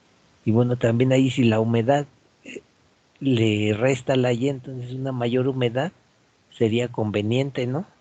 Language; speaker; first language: Spanish; native; Spanish